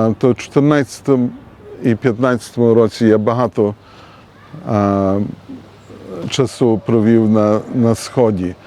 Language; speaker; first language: Ukrainian; early bilingual, heritage; Ukrainian